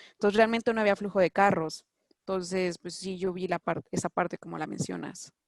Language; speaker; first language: Spanish; native; Spanish